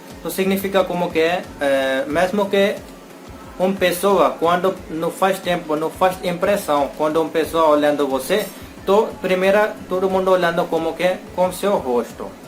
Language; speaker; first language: Portuguese; non-native, learner; Hindi